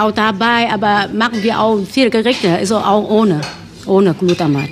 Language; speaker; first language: German; non-native, local second language; Vietnamese